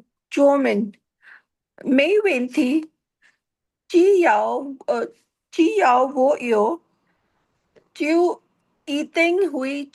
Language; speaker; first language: Chinese; non-native, learner; Hindi